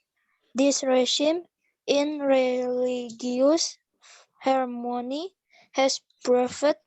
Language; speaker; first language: English; non-native, learner; Indonesian